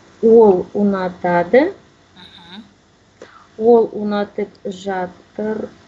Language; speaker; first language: Kazakh; non-native, learner; Russian